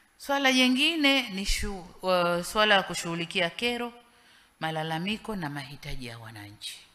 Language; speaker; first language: Swahili; native; Swahili